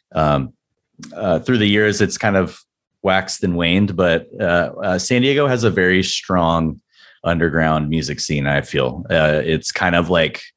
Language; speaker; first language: English; native; English